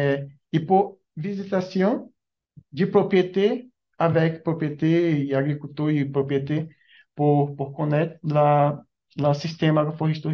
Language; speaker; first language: French; non-native, learner; Portuguese